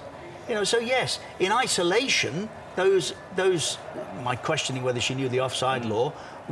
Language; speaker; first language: English; native; English